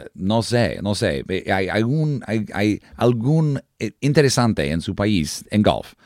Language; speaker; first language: Spanish; non-native, learner; English